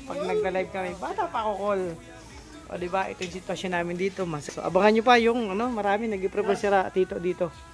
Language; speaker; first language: Filipino; native; Filipino